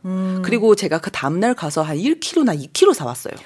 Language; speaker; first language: Korean; non-native, fluent; Chinese